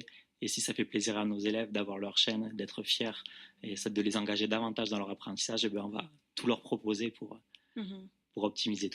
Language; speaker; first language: French; native; French